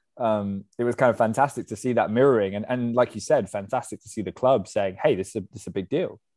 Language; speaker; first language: English; native; English